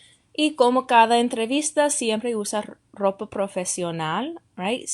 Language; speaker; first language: Spanish; non-native, fluent; English